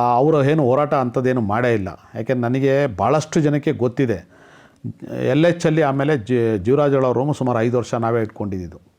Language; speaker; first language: Kannada; non-native, local second language; Telugu